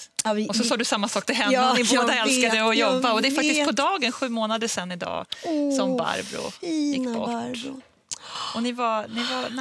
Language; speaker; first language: Swedish; native; Swedish